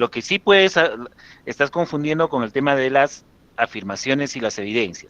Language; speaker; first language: Spanish; native; Spanish